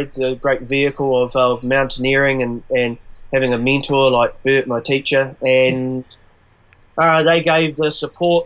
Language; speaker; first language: English; native; English